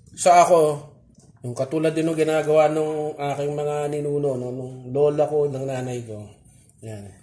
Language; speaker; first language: Filipino; native; Filipino